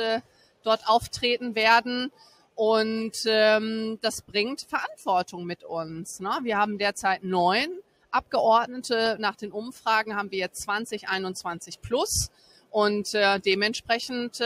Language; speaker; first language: German; native; German